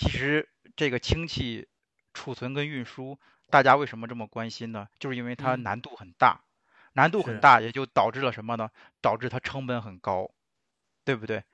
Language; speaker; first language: Chinese; native; Chinese